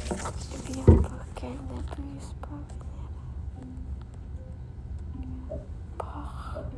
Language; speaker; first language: French; non-native, learner; Ukrainian